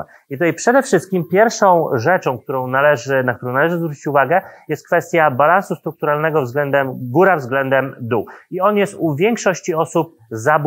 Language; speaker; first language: Polish; native; Polish